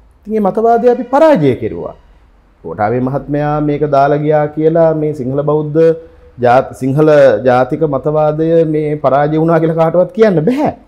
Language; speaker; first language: Sinhala; native; Sinhala